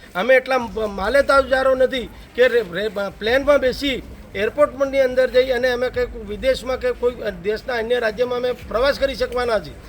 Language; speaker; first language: Gujarati; non-native, local second language; Bhili